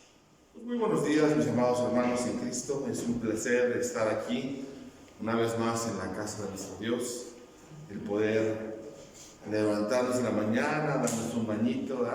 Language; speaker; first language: Spanish; native; Spanish